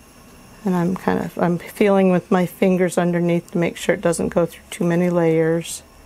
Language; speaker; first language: English; native; English